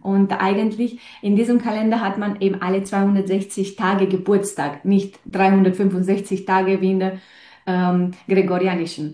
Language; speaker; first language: German; non-native, fluent; Romanian